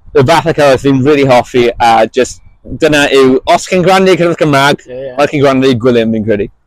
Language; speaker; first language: Welsh; non-native, local second language; English